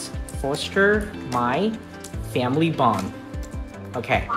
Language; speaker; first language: English; non-native, fluent; Vietnamese